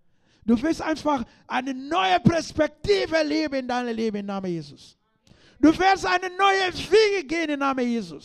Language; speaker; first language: German; non-native, learner; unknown